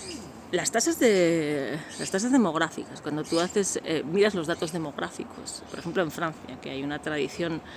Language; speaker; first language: Spanish; native; Spanish